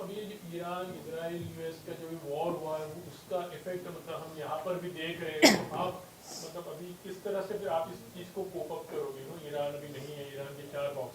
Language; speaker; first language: Hindi; native; Hindi